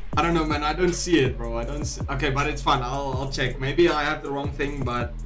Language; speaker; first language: English; non-native, local second language; Afrikaans